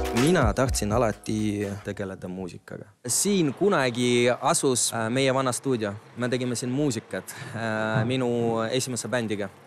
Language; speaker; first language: Estonian; non-native, local second language; Russian